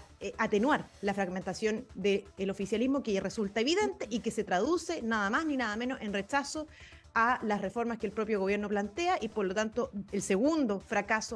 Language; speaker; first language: Spanish; native; Spanish